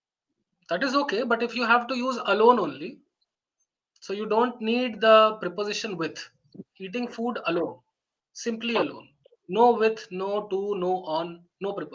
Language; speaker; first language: English; non-native, local second language; Hindi